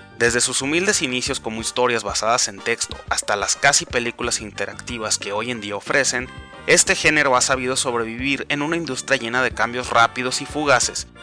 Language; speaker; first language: Spanish; native; Spanish